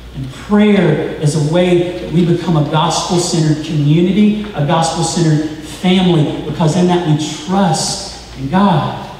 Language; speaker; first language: English; native; English